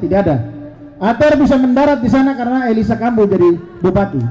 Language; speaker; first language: Indonesian; native; Indonesian